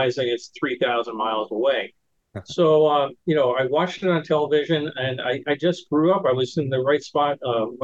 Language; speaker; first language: English; native; English